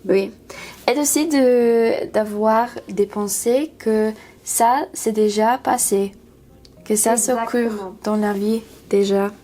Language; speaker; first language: French; non-native, learner; English